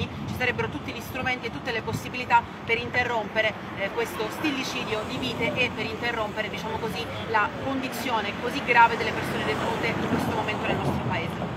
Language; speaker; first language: Italian; native; Italian